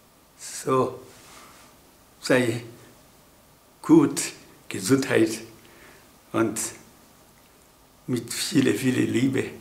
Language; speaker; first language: German; non-native, learner; Japanese